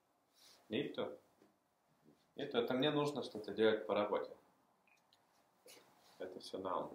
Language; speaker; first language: Russian; native; Russian